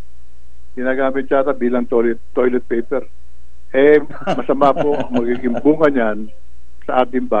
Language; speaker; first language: Filipino; native; Filipino